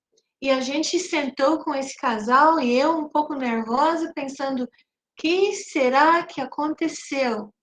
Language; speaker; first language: Portuguese; non-native, fluent; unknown